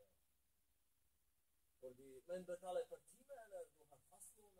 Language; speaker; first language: Norwegian; non-native, learner; Polish